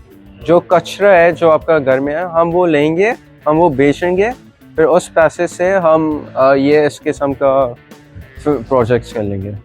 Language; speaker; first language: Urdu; non-native, fluent; English